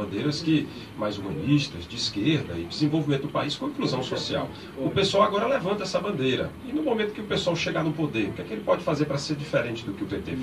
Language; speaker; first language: Portuguese; native; Portuguese